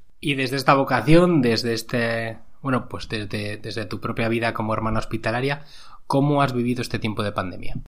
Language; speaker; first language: Spanish; native; Spanish